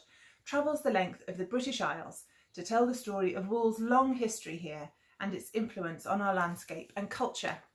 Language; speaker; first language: English; native; English